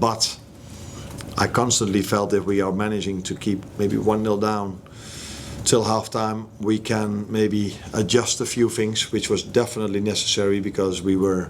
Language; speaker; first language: English; non-native, fluent; Dutch